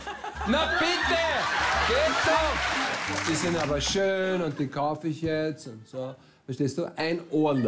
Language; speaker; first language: German; native; German